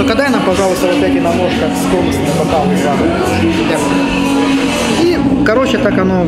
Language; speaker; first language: Russian; native; Russian